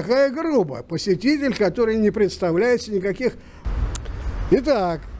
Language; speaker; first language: Russian; native; Russian